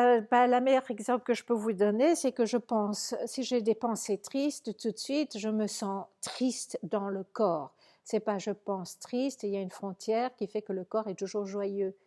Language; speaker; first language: French; native; French